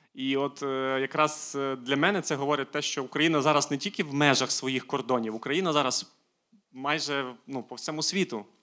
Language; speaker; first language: Ukrainian; native; Ukrainian